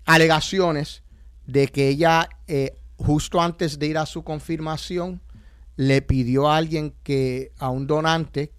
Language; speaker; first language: Spanish; native; Spanish